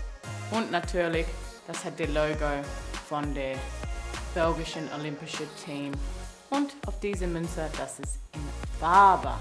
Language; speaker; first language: German; non-native, learner; English